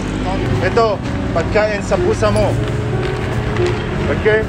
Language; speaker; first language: Filipino; non-native, learner; Arabic